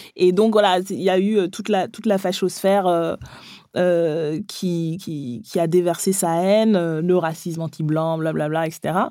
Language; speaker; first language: French; early bilingual, other home language; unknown